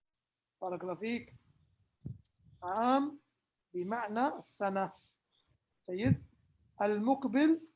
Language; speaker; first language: Arabic; non-native, fluent; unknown